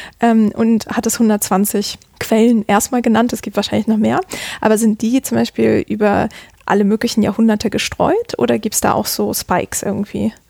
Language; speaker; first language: German; native; German